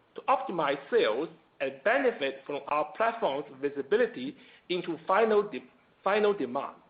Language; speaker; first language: English; non-native, fluent; Chinese